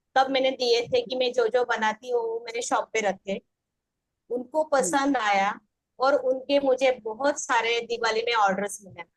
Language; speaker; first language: Hindi; non-native, local second language; Marathi